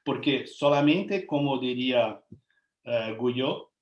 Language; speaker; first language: Spanish; non-native, learner; Portuguese